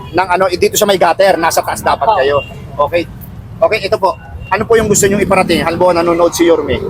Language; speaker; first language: Filipino; native; Filipino